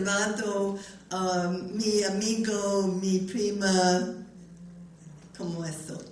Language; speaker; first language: Spanish; non-native, learner; English